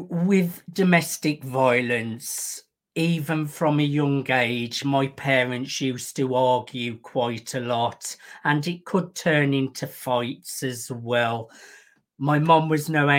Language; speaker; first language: English; native; English